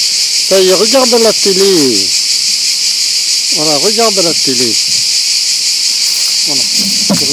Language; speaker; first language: French; native; French